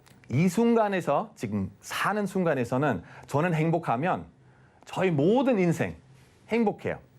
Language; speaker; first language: Korean; non-native, fluent; German